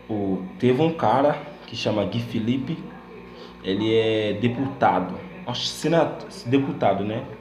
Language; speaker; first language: Portuguese; non-native, learner; Haitian Creole